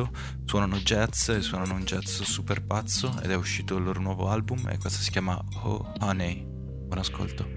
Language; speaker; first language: Italian; native; Italian